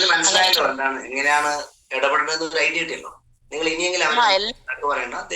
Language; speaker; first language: Malayalam; native; Malayalam